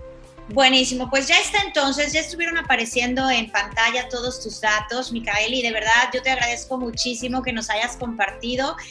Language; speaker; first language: Spanish; native; Spanish